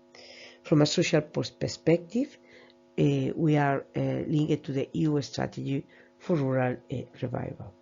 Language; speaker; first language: English; non-native, fluent; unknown